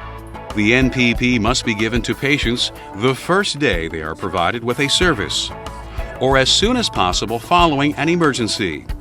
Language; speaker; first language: English; native; English